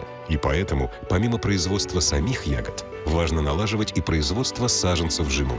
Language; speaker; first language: Russian; native; Russian